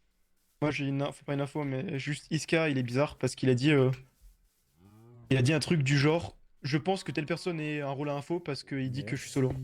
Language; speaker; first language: French; native; French